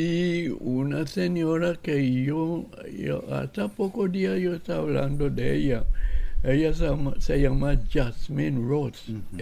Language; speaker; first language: Spanish; non-native, local second language; English